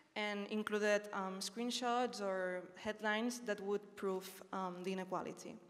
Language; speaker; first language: English; non-native, fluent; Spanish